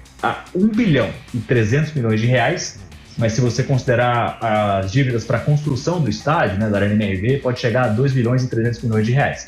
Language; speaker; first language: Portuguese; native; Portuguese